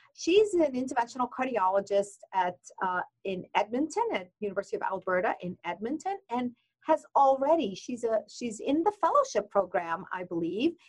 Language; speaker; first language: English; non-native, fluent; Persian